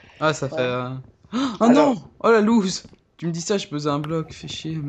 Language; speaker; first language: French; native; French